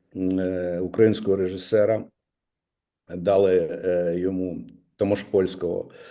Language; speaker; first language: Ukrainian; native; Ukrainian